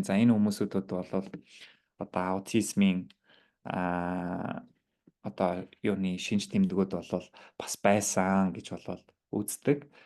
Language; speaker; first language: Mongolian; native; Mongolian